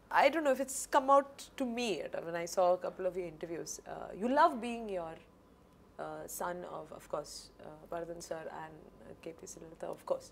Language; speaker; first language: English; non-native, local second language; Malayalam